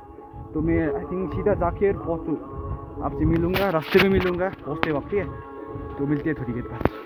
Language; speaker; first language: Hindi; non-native, local second language; Nepali